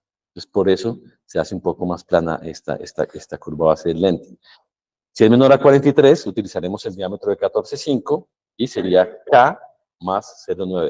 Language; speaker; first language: Spanish; native; Spanish